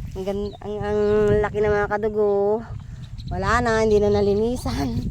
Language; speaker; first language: Filipino; non-native, local second language; Iloko